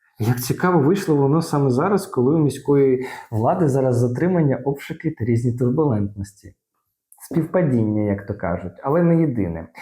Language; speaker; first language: Ukrainian; native; Ukrainian